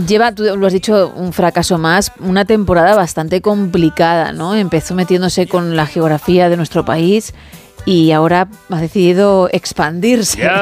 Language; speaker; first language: Spanish; native; Spanish